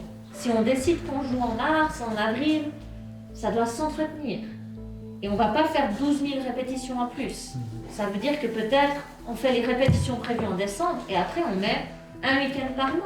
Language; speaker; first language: French; native; French